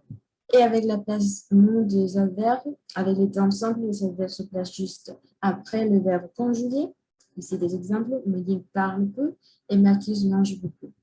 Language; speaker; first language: French; non-native, learner; Spanish